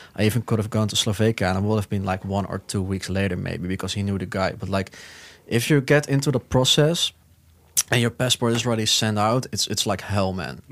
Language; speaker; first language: English; non-native, fluent; Dutch